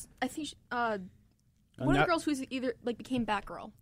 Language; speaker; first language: English; native; English